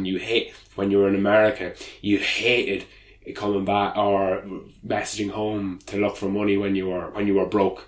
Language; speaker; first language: English; native; English